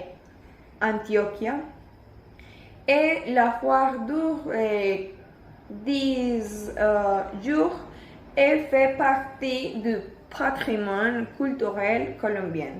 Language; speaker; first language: French; non-native, learner; Spanish